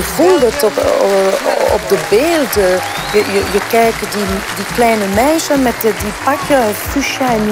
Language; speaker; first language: Dutch; non-native, local second language; French